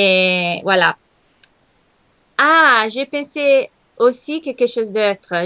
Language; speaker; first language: French; non-native, learner; Italian